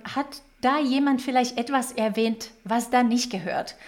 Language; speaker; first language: German; non-native, fluent; Slovak